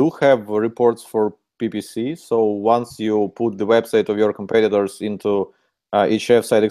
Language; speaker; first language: English; non-native, fluent; Ukrainian